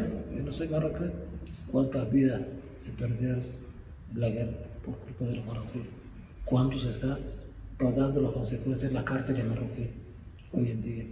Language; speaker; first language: Spanish; non-native, local second language; Arabic